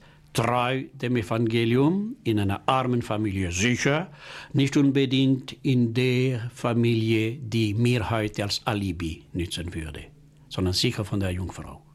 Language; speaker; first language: German; non-native, local second language; French